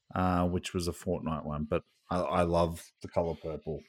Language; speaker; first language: English; native; English